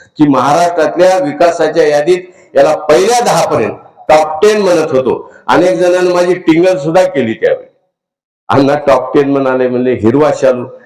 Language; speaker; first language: Marathi; native; Marathi